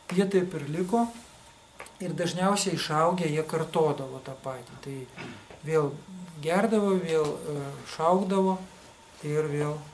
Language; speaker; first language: Lithuanian; non-native, local second language; Russian